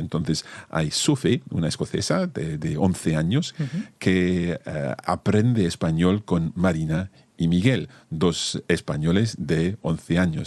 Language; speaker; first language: Spanish; non-native, fluent; English